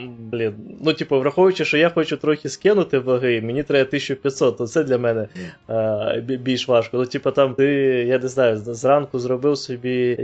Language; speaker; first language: Ukrainian; non-native, local second language; Russian